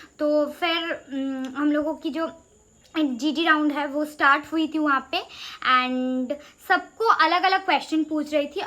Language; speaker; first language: Hindi; non-native, local second language; Bangla